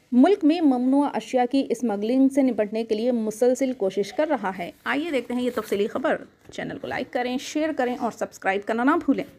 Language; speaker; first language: Urdu; native; Urdu